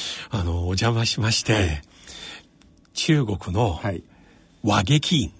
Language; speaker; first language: Japanese; non-native, fluent; Chinese